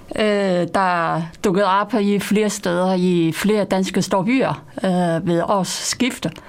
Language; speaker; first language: Danish; non-native, fluent; Chinese